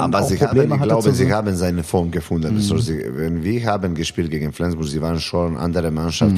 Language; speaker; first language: German; non-native, learner; Serbian